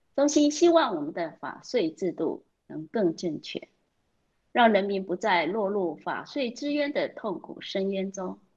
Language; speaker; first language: Chinese; native; Chinese